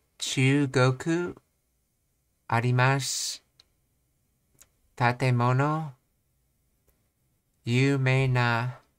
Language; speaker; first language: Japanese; non-native, learner; English